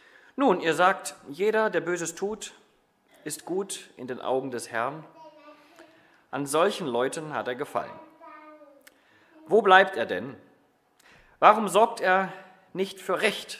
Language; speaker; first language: German; native; German